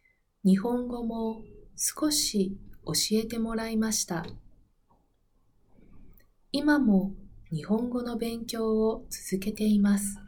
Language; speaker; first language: Japanese; non-native, learner; Spanish